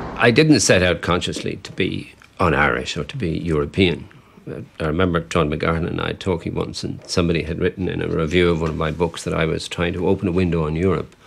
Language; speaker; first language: English; native; English